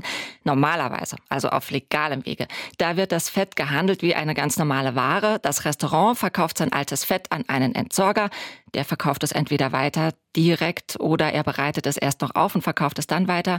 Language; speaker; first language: German; native; German